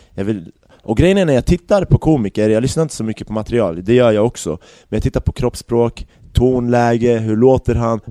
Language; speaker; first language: Swedish; native; Swedish